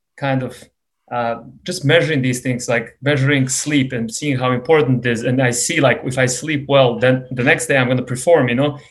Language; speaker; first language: English; non-native, fluent; Serbian